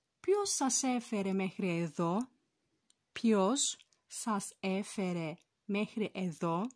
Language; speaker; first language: Greek; non-native, fluent; Turkish